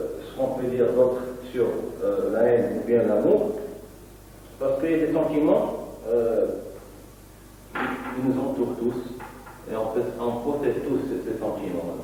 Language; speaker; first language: French; non-native, local second language; Arabic